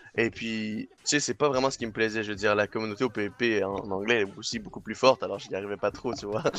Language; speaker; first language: French; non-native, local second language; English